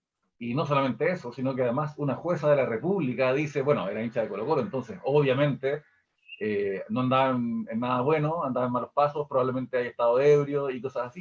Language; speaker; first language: Spanish; native; Spanish